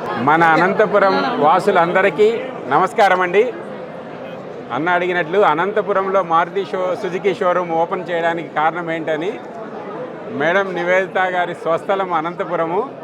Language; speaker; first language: Telugu; native; Telugu